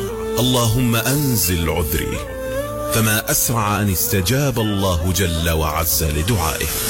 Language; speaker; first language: Arabic; native; Arabic